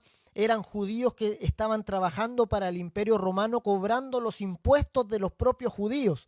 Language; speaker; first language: Spanish; native; Spanish